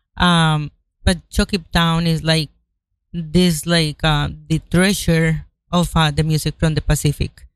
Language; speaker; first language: English; non-native, fluent; Spanish